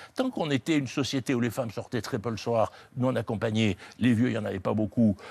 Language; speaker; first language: French; native; French